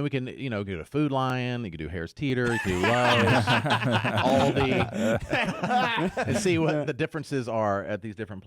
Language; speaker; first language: English; native; English